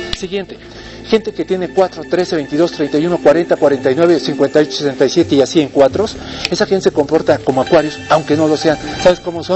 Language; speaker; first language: Spanish; native; Spanish